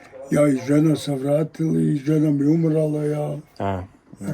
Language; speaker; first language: Croatian; native; Croatian